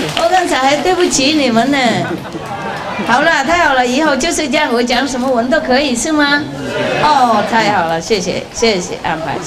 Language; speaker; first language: Chinese; non-native, fluent; Vietnamese